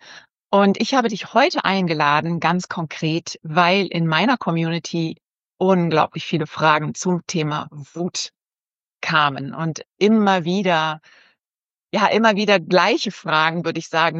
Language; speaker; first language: German; native; German